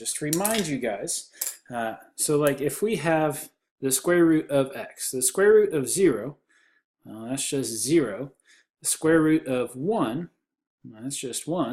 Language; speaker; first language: English; native; English